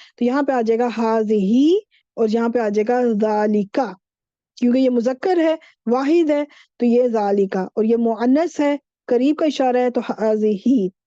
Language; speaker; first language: Urdu; native; Urdu